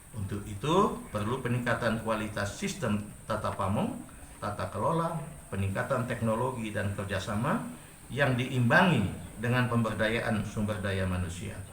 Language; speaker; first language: Indonesian; non-native, local second language; Achinese